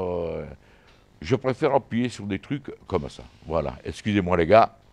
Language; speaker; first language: French; native; French